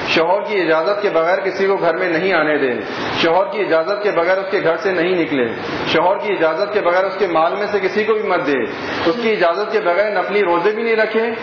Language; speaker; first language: Urdu; native; Urdu